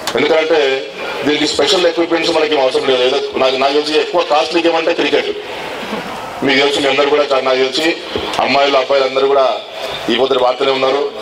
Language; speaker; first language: Telugu; native; Telugu